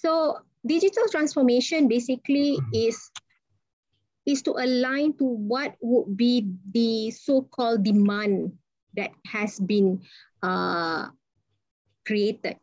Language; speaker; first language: English; non-native, local second language; Malay